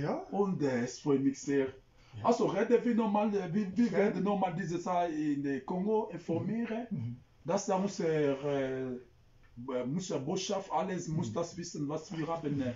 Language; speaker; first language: German; non-native, learner; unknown